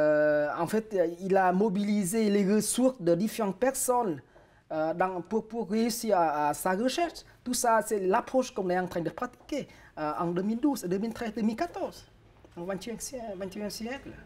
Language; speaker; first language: French; non-native, fluent; Vietnamese